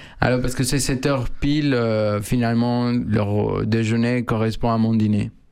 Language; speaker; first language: French; non-native, fluent; Spanish